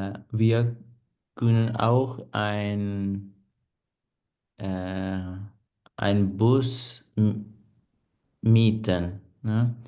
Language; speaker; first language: German; non-native, learner; Punjabi